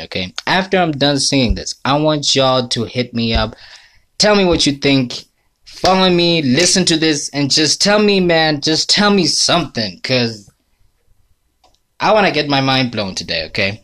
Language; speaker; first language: English; non-native, local second language; Swati